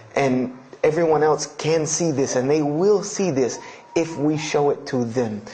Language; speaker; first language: English; native; English